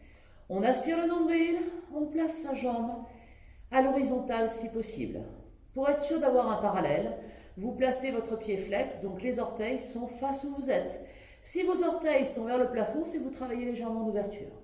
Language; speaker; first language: French; native; French